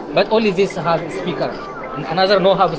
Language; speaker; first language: English; non-native, learner; Amharic